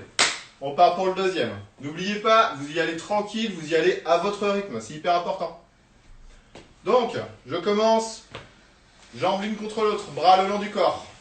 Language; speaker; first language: French; native; French